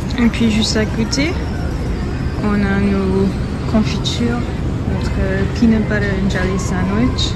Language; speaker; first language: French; non-native, fluent; English